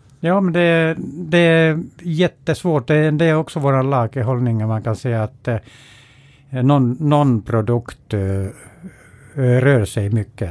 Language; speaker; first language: Swedish; non-native, fluent; Finnish